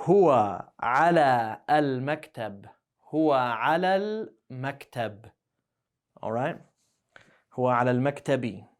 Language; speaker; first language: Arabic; non-native, fluent; English